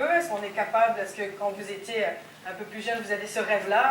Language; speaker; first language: French; native; French